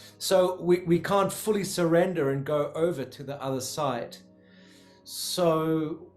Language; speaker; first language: English; native; English